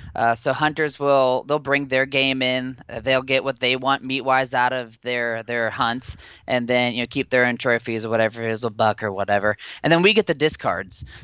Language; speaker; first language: English; native; English